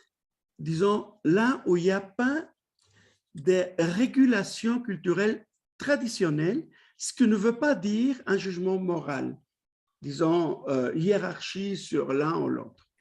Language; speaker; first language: French; non-native, fluent; Spanish